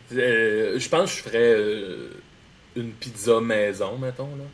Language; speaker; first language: French; native; French